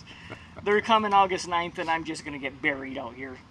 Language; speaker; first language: English; native; English